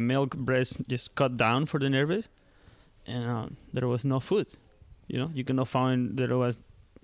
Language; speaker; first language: English; non-native, learner; Spanish